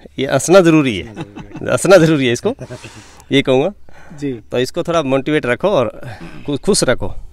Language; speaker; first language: Hindi; native; Hindi